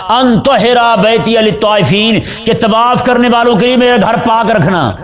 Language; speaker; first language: Urdu; non-native, local second language; Punjabi